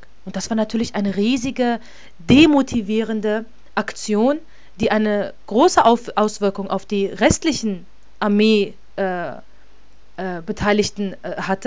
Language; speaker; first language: German; native; German